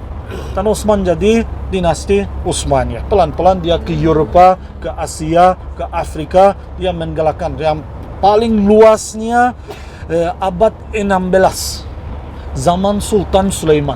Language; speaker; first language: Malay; non-native, fluent; Turkish